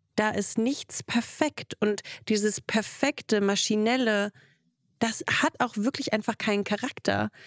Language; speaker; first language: German; early bilingual, other home language; Russian